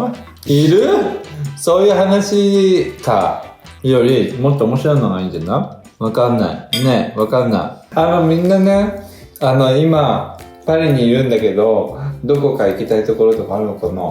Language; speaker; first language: Japanese; native; Japanese